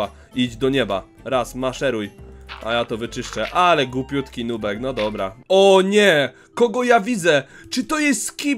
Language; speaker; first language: Polish; native; Polish